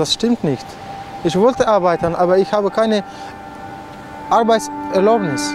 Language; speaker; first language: German; non-native, learner; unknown